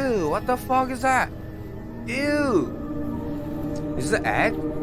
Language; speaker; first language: English; non-native, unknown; Korean